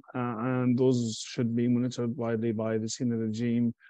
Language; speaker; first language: English; non-native, fluent; Arabic